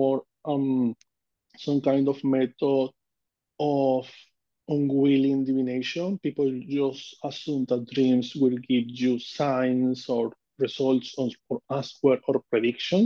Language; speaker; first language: English; non-native, fluent; Spanish